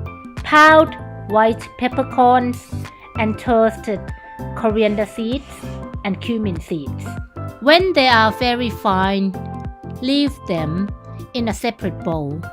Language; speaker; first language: English; non-native, fluent; Thai